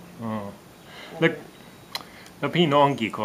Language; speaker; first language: Thai; non-native, fluent; English